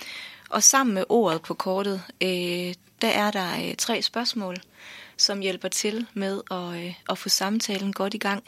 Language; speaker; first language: Danish; native; Danish